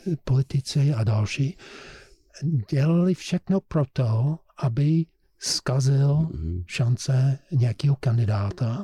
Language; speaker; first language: Czech; non-native, fluent; English